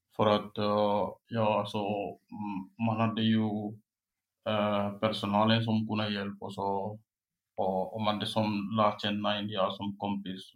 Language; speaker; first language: Swedish; non-native, learner; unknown